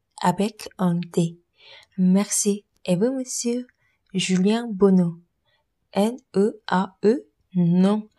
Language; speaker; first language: French; non-native, learner; Korean